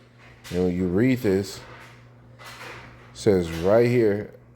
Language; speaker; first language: English; native; English